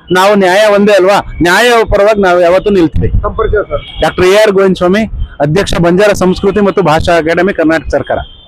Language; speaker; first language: Kannada; non-native, local second language; Lambadi